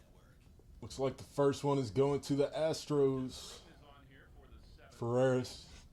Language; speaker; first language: English; native; English